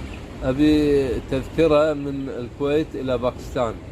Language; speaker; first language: Arabic; non-native, fluent; Urdu